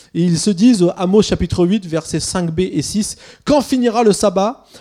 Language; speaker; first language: French; early bilingual, other home language; Swiss German